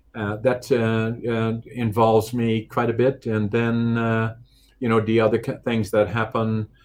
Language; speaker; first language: English; non-native, fluent; Dutch